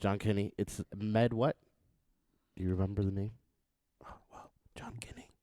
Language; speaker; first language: English; native; English